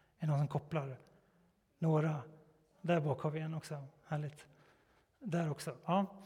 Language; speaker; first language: Swedish; native; Swedish